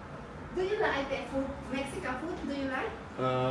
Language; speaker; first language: English; non-native, learner; Spanish